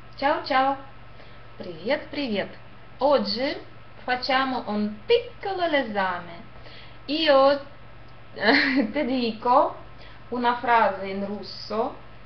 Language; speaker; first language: Italian; non-native, fluent; Russian